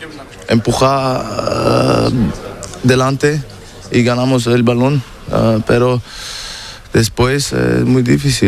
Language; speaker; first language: Spanish; non-native, learner; German